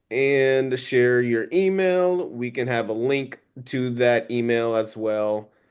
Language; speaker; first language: English; native; English